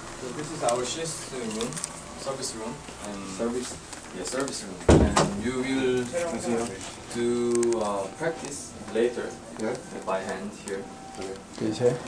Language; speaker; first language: English; non-native, learner; Korean